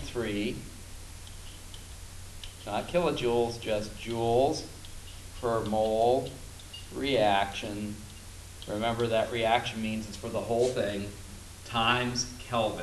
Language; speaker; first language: English; native; English